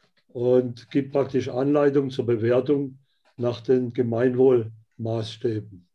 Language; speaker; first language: German; native; German